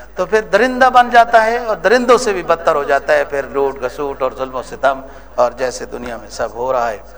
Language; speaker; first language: Urdu; non-native, local second language; Punjabi